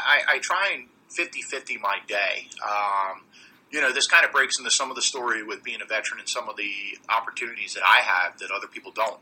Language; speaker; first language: English; native; English